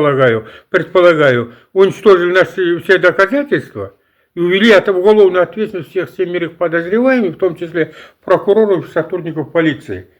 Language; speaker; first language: Russian; non-native, local second language; Kazakh